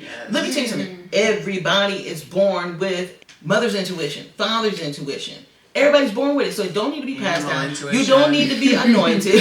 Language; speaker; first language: English; native; English